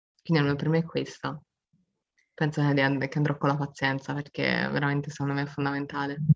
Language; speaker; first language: Italian; native; Italian